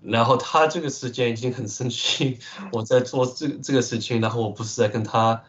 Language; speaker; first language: Chinese; early bilingual, heritage; Chinese